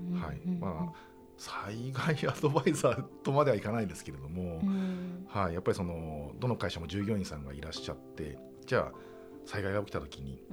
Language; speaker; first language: Japanese; native; Japanese